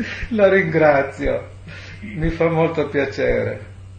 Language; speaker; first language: Italian; native; Italian